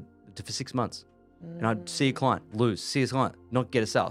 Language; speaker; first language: English; native; English